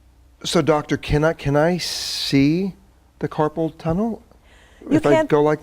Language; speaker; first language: English; native; English